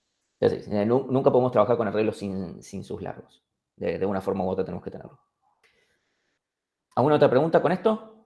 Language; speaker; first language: Spanish; native; Spanish